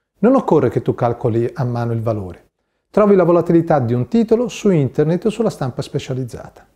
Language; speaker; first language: Italian; native; Italian